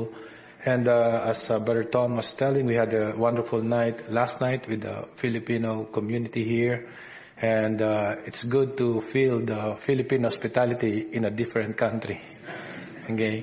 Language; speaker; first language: English; non-native, local second language; Filipino